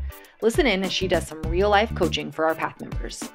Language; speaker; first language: English; native; English